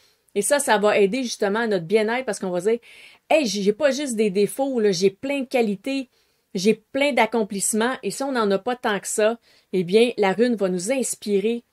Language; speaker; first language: French; native; French